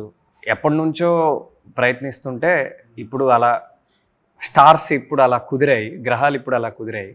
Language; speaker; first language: Telugu; native; Telugu